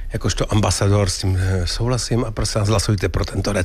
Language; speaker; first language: Czech; native; Czech